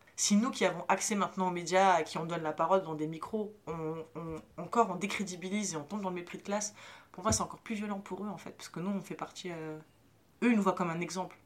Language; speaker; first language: French; early bilingual, other home language; Arabic